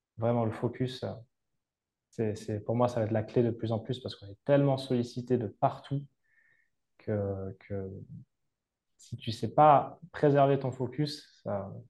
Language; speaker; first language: French; native; French